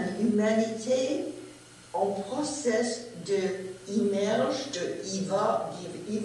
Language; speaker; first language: French; non-native, learner; English